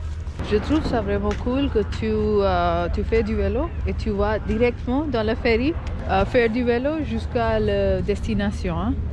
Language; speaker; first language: French; non-native, fluent; Hindi